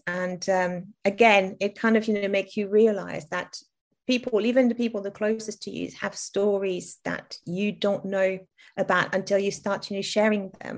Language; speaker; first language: English; non-native, fluent; French